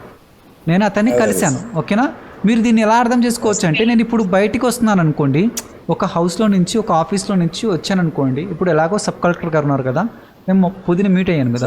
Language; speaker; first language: Telugu; native; Telugu